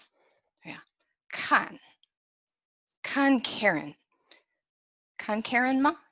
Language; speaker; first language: Chinese; non-native, fluent; English